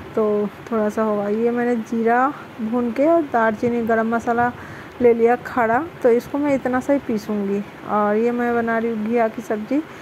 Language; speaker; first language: Hindi; non-native, local second language; Bangla